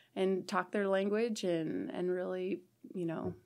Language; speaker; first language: English; native; English